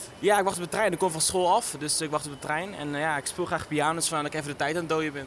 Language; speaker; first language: Dutch; native; Dutch